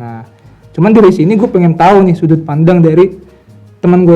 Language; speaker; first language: Indonesian; native; Indonesian